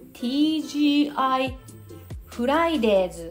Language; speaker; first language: English; non-native, learner; Japanese